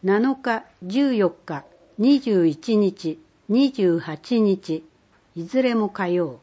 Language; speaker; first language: Japanese; native; Japanese